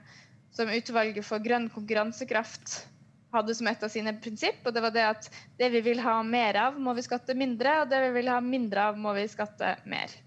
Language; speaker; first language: Norwegian; native; Norwegian